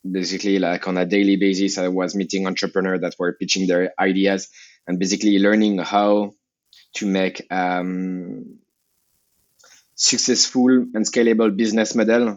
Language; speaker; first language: English; non-native, fluent; French